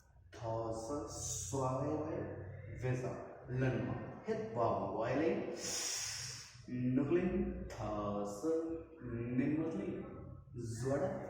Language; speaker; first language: Vietnamese; non-native, learner; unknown